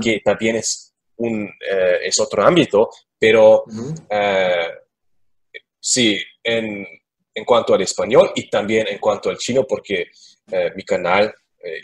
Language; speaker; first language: Spanish; non-native, learner; German